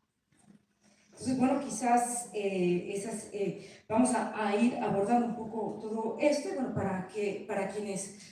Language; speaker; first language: Spanish; native; Spanish